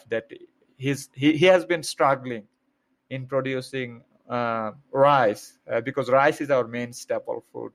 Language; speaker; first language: English; non-native, local second language; Bangla